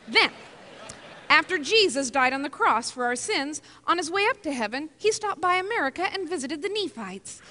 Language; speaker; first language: English; native; English